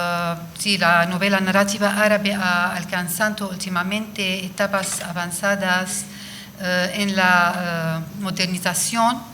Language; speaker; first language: Spanish; non-native, fluent; Arabic